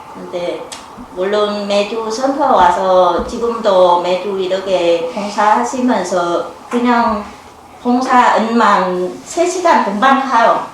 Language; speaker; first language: Korean; non-native, learner; Vietnamese